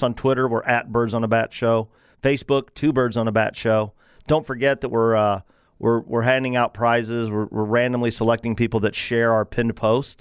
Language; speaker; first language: English; native; English